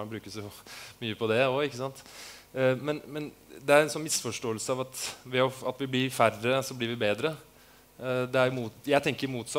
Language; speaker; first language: Norwegian; native; Norwegian